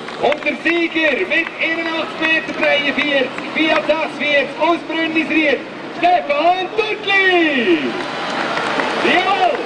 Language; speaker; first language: German; native; German